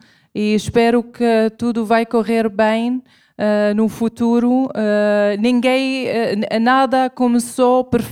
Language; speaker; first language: Portuguese; non-native, fluent; Arabic